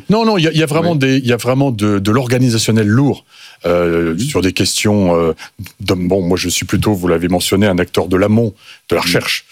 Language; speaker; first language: French; native; French